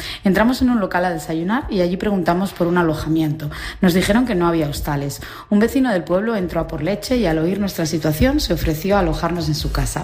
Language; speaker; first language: Spanish; native; Spanish